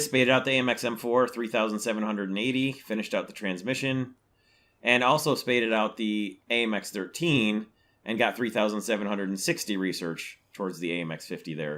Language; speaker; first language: English; native; English